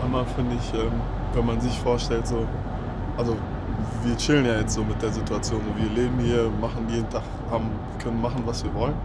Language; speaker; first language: German; early bilingual, other home language; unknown